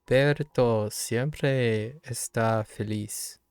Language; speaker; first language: Spanish; non-native, learner; English